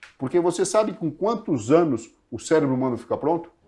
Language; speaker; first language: Portuguese; native; Portuguese